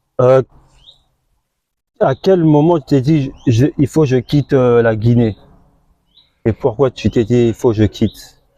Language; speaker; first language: French; native; French